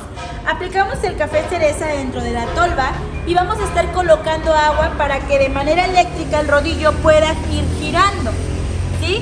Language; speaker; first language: Spanish; native; Spanish